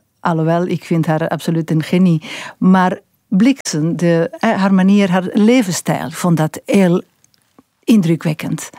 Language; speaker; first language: Dutch; non-native, fluent; Catalan